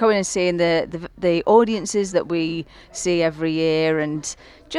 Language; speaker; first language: English; native; English